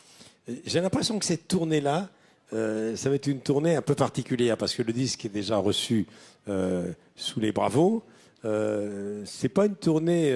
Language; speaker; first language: French; native; French